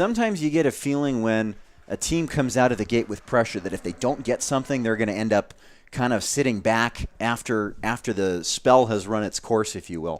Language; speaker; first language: English; native; English